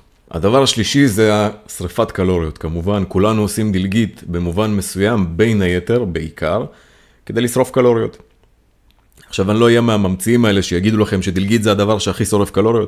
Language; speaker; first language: Hebrew; native; Hebrew